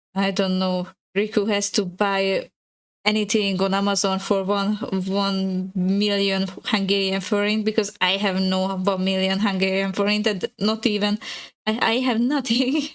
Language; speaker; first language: English; non-native, fluent; Hungarian